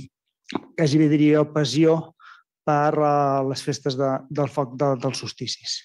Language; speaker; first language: Catalan; native; Catalan